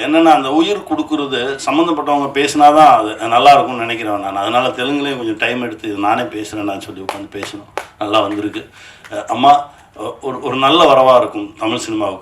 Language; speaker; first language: Tamil; native; Tamil